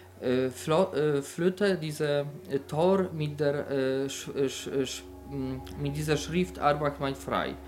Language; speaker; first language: German; non-native, learner; Polish